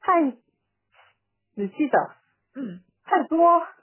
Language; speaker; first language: Chinese; non-native, learner; Korean